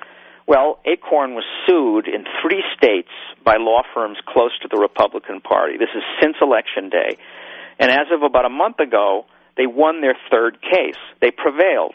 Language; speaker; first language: English; native; English